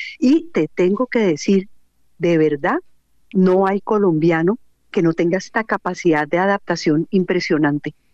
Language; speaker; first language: Spanish; native; Spanish